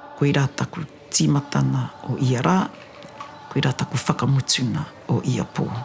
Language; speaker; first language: Māori; native; Māori